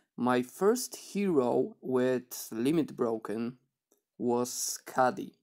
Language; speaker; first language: English; non-native, fluent; Polish